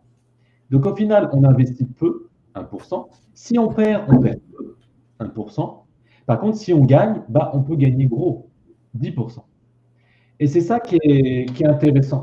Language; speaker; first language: French; native; French